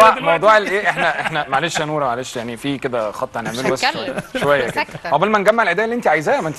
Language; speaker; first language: Arabic; native; Arabic